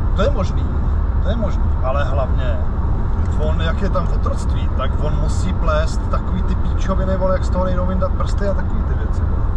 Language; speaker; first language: Czech; native; Czech